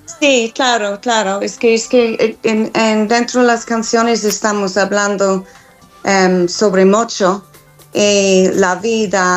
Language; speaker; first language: Spanish; non-native, fluent; English